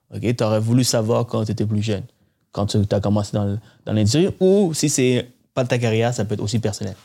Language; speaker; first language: French; early bilingual, other home language; Tamil